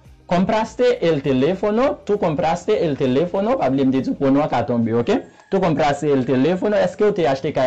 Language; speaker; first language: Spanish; non-native, learner; Haitian Creole